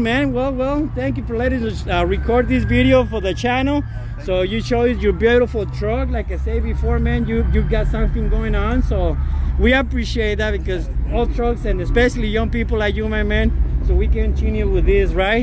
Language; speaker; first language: English; non-native, fluent; Spanish